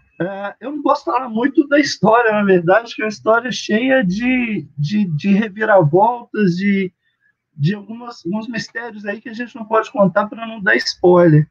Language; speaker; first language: Portuguese; native; Portuguese